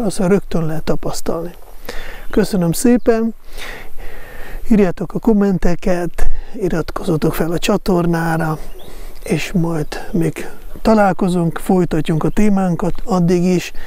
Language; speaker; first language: Hungarian; non-native, fluent; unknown